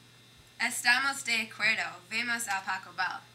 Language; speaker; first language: Spanish; non-native, learner; English